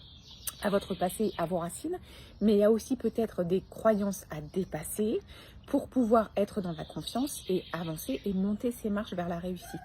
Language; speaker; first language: French; native; French